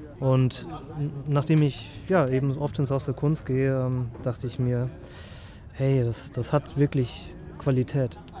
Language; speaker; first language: German; native; German